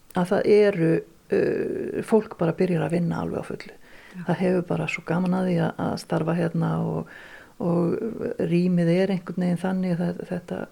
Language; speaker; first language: Icelandic; native; Icelandic